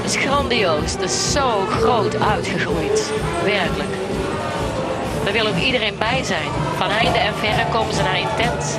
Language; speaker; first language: Dutch; native; Dutch